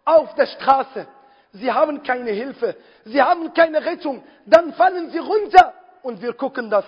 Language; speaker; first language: German; non-native, fluent; Arabic